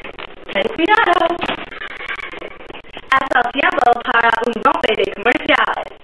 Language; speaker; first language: Spanish; non-native, learner; English